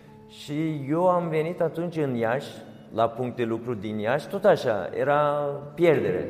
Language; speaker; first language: Romanian; non-native, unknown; Turkish